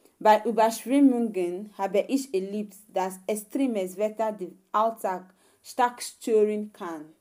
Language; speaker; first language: German; non-native, fluent; Igbo